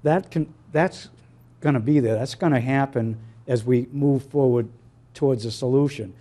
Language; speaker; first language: English; native; English